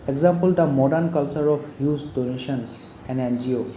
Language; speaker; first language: English; non-native, local second language; Assamese